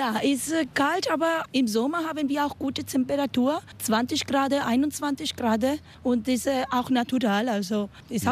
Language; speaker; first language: German; non-native, learner; Spanish